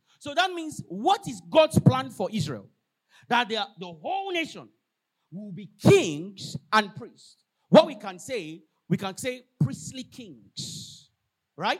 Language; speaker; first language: English; non-native, local second language; Yoruba